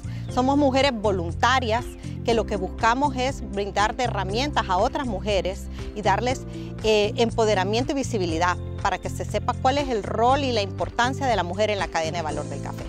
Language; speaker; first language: Spanish; native; Spanish